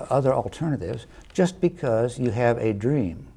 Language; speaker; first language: English; native; English